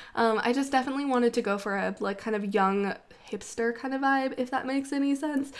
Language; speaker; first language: English; native; English